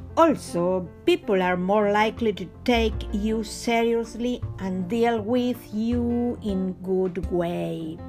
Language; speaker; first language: English; non-native, learner; Spanish